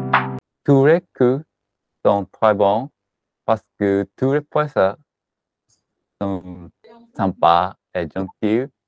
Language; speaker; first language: French; non-native, learner; Japanese